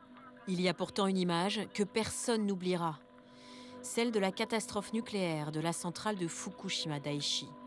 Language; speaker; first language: French; native; French